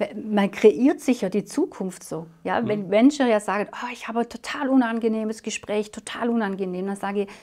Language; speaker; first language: German; native; German